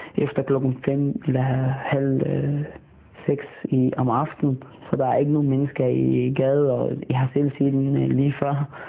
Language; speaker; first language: Danish; non-native, fluent; Arabic